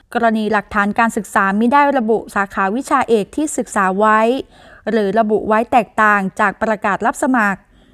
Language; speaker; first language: Thai; native; Thai